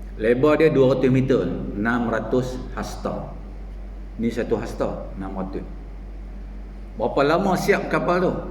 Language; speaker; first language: Malay; native; Malay